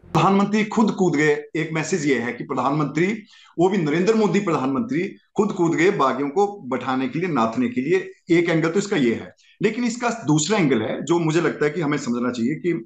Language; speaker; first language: Hindi; native; Hindi